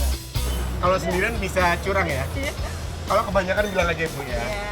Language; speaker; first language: Indonesian; native; Indonesian